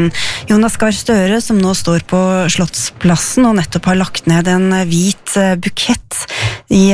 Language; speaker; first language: Norwegian; native; Norwegian